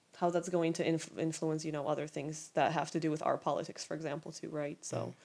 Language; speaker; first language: English; non-native, fluent; Polish